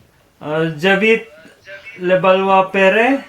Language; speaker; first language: French; non-native, learner; Filipino